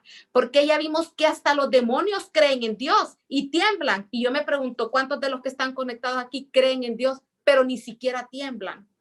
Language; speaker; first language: Spanish; native; Spanish